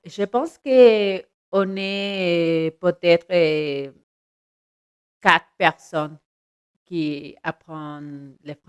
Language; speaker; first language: French; non-native, learner; Spanish